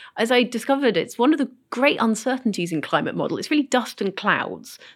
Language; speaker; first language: English; native; English